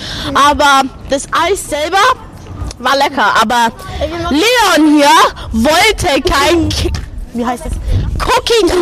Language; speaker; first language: German; non-native, learner; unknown